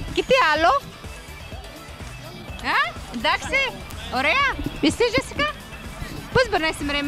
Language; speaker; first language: Greek; non-native, learner; Arabic